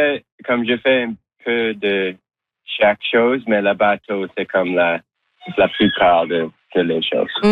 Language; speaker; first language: French; non-native, local second language; English